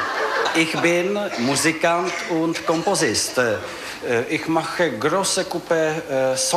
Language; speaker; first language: German; non-native, learner; Czech